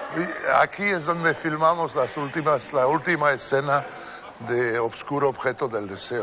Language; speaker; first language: Spanish; non-native, fluent; French